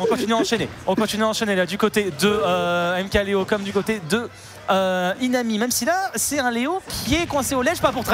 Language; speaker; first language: French; native; French